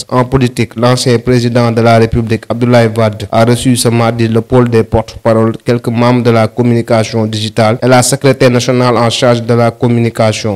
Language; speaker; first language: French; non-native, local second language; Wolof